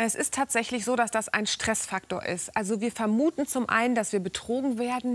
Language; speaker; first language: German; native; German